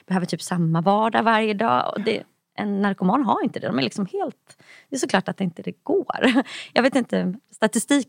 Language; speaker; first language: Swedish; native; Swedish